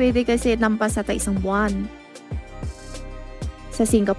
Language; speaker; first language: Filipino; non-native, learner; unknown